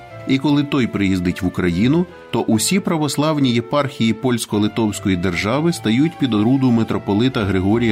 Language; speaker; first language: Ukrainian; native; Ukrainian